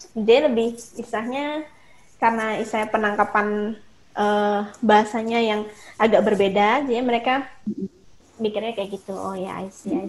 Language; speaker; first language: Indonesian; native; Indonesian